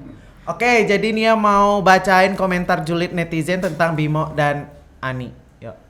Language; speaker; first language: Indonesian; native; Indonesian